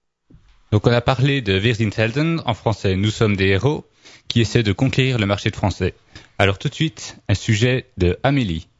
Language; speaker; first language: French; native; French